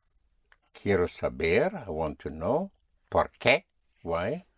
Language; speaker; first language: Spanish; non-native, fluent; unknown